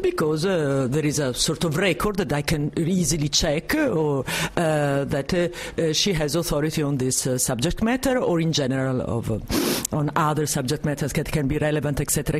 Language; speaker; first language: English; non-native, fluent; Italian